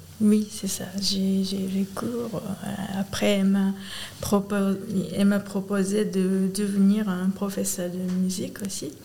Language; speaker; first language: French; non-native, fluent; Japanese